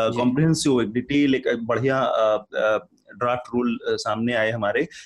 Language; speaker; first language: Hindi; native; Hindi